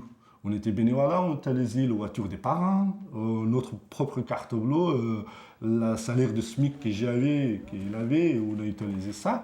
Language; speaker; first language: French; non-native, learner; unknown